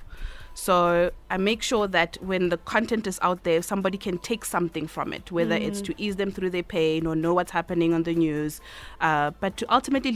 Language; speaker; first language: English; non-native, local second language; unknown